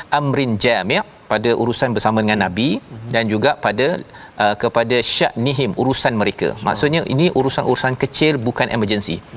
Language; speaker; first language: Malay; native; Malay